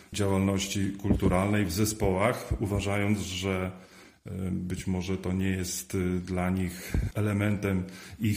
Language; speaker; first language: Polish; native; Polish